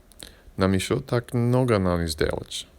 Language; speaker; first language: Russian; non-native, learner; English